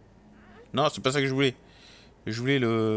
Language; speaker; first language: French; native; French